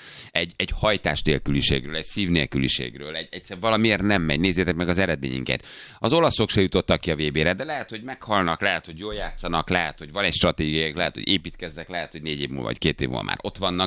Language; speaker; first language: Hungarian; native; Hungarian